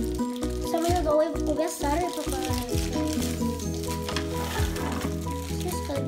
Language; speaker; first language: Russian; early bilingual, heritage; Russian